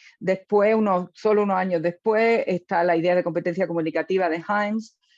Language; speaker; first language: Spanish; native; Spanish